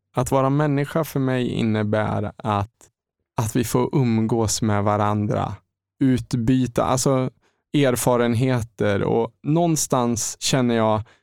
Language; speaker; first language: Swedish; native; Swedish